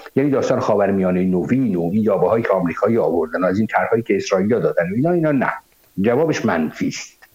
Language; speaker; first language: Persian; native; Persian